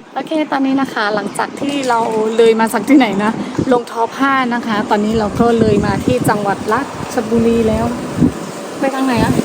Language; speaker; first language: Thai; non-native, fluent; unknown